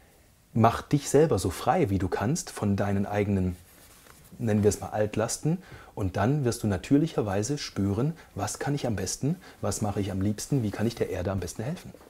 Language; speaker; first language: German; native; German